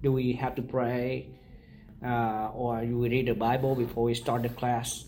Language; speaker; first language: English; non-native, learner; Vietnamese